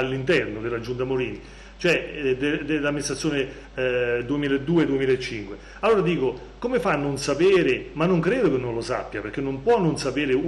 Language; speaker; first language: Italian; native; Italian